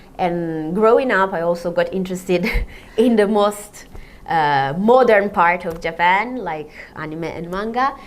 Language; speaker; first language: English; non-native, fluent; Italian